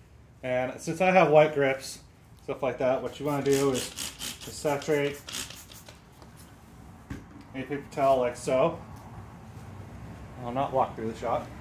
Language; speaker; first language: English; native; English